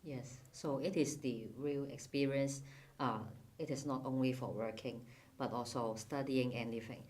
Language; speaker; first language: English; non-native, fluent; Cantonese